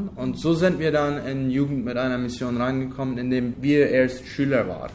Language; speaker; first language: German; non-native, local second language; Low German